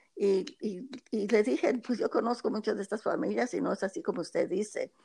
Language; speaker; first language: Spanish; early bilingual, heritage; Spanish